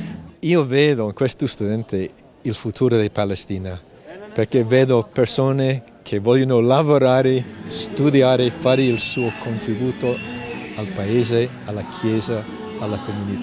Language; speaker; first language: Italian; non-native, fluent; English